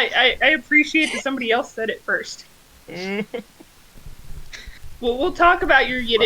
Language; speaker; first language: English; native; English